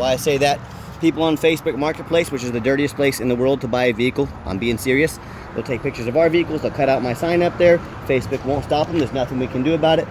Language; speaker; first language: English; native; English